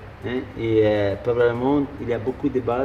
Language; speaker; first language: French; non-native, learner; Spanish